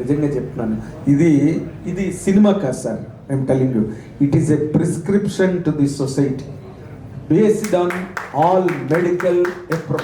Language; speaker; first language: Telugu; native; Telugu